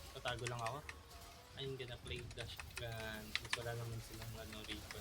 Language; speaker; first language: Filipino; native; Filipino